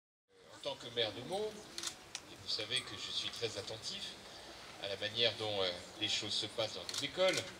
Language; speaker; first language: French; native; French